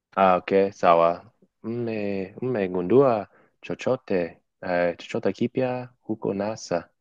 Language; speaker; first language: Swahili; non-native, learner; English